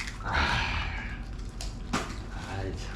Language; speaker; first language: Korean; native; Korean